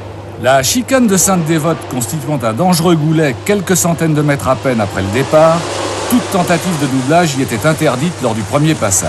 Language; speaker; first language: French; native; French